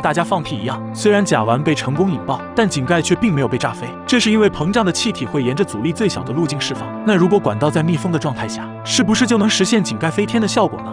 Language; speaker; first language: Chinese; native; Chinese